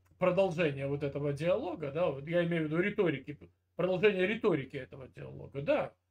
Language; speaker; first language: Russian; native; Russian